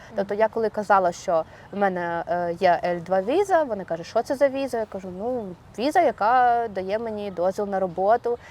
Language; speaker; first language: Ukrainian; non-native, local second language; Russian